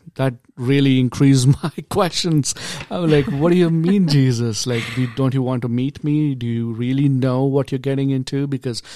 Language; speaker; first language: English; non-native, local second language; Kannada